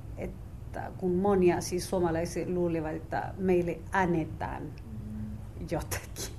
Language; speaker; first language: Finnish; non-native, fluent; Spanish